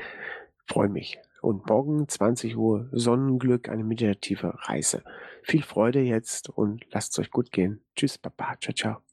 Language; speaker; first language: German; native; German